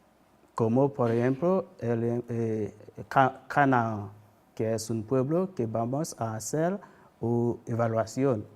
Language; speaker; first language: Spanish; non-native, fluent; Haitian Creole